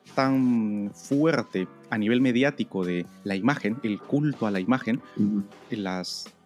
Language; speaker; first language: Spanish; native; Spanish